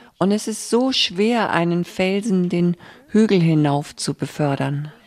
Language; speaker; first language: German; native; German